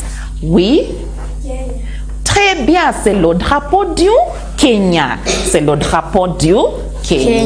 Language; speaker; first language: French; non-native, fluent; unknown